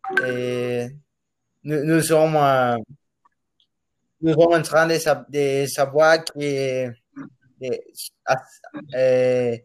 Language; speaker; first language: French; non-native, learner; Spanish